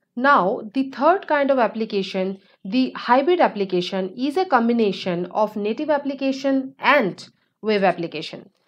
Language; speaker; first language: English; non-native, local second language; Bangla